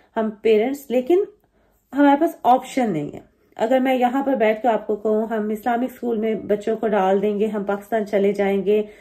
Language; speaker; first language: Urdu; native; Urdu